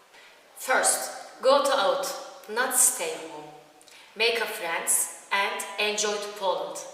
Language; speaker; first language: English; non-native, learner; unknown